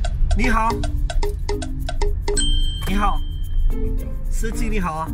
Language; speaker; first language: Chinese; non-native, learner; Indonesian